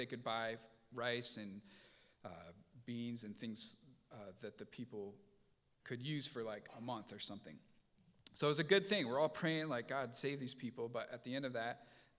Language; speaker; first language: English; native; English